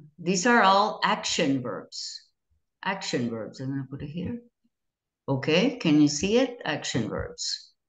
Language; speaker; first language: English; non-native, fluent; Spanish